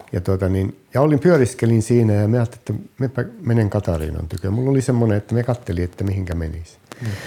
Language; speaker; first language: Finnish; native; Finnish